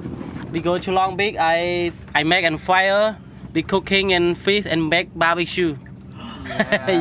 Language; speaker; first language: English; non-native, learner; Khmer